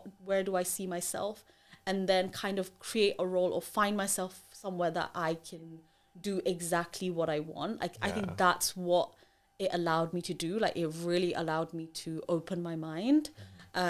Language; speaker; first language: English; early bilingual, other home language; Nepali